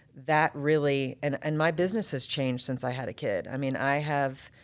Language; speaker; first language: English; native; English